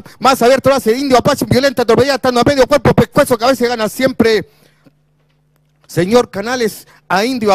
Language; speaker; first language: Spanish; native; Spanish